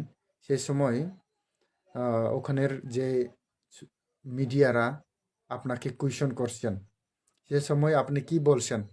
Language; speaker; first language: Bangla; non-native, local second language; Kok Borok